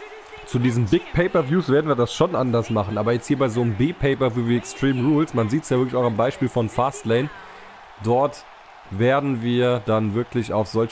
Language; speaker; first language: German; native; German